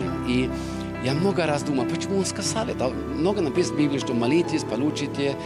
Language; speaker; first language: Russian; non-native, fluent; Norwegian